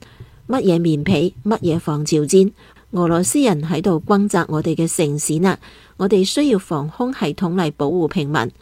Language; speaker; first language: Chinese; non-native, local second language; Cantonese